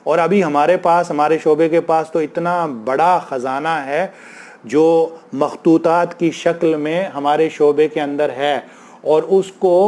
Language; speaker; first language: Urdu; native; Urdu